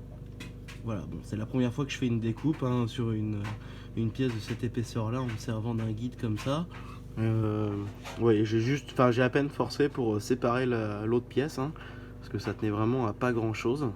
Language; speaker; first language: French; native; French